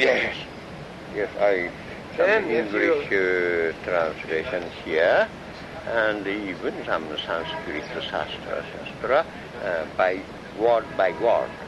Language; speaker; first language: English; non-native, learner; Japanese